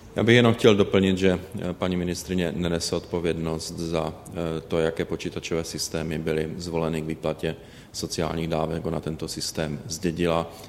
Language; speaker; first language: Czech; native; Czech